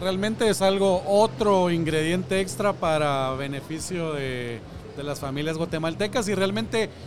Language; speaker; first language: Spanish; native; Spanish